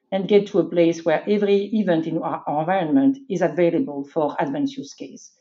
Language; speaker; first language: English; non-native, fluent; French